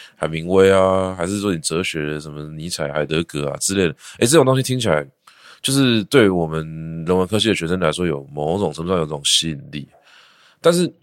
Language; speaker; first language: Chinese; native; Chinese